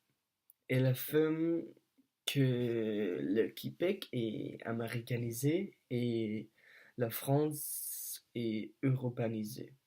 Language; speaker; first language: French; non-native, learner; Danish